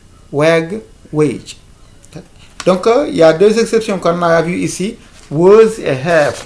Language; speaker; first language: French; non-native, local second language; Fula